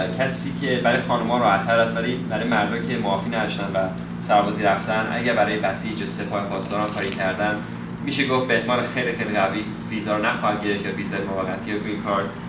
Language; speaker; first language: Persian; early bilingual, heritage; Persian